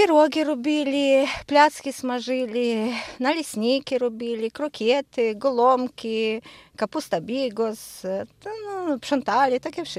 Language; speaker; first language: Polish; non-native, learner; Ukrainian